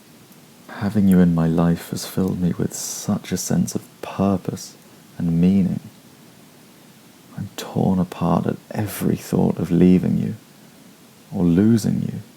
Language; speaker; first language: English; native; English